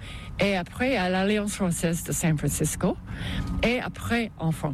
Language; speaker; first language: French; non-native, local second language; English